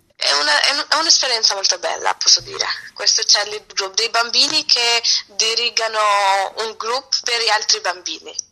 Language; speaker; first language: Italian; non-native, learner; Albanian